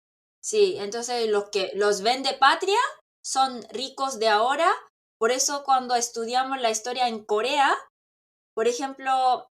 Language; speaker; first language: Spanish; non-native, local second language; Korean